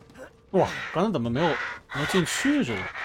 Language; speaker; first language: Chinese; native; Chinese